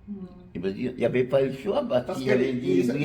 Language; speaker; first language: French; non-native, fluent; Spanish